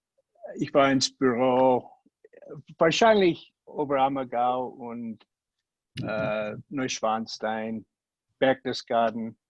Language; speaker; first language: German; non-native, learner; English